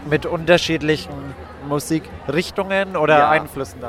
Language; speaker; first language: German; native; German